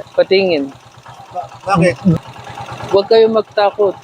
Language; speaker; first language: Filipino; non-native, learner; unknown